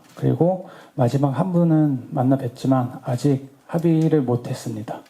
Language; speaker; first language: Korean; early bilingual, heritage; Korean